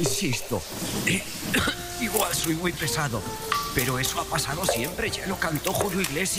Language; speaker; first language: Spanish; native; Spanish